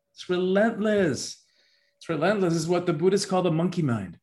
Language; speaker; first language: English; early bilingual, other home language; Spanish